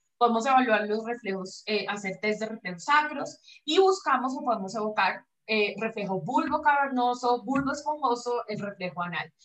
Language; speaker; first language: Spanish; native; Spanish